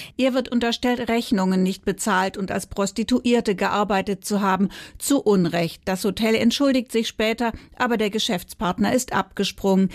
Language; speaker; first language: German; native; German